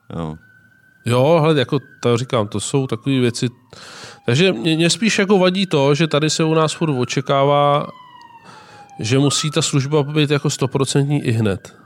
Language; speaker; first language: Czech; native; Czech